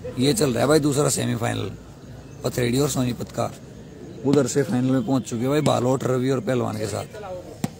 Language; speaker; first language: Hindi; native; Hindi